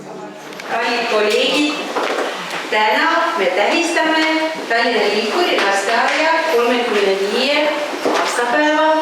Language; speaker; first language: Estonian; non-native, local second language; Russian